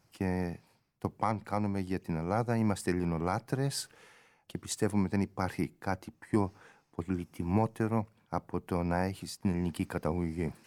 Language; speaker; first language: Greek; early bilingual, heritage; Greek